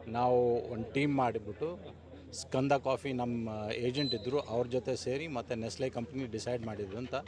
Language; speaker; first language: Kannada; non-native, local second language; Kodava